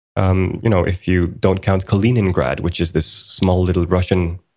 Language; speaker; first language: English; early bilingual, other home language; Swedish